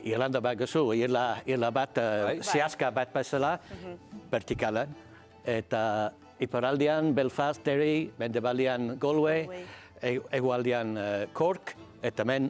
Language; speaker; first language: Basque; non-native, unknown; English